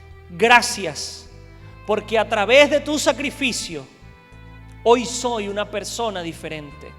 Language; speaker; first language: Spanish; native; Spanish